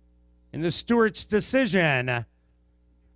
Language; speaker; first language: English; native; English